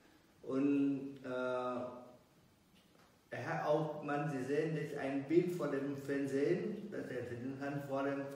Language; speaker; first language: German; non-native, learner; Vietnamese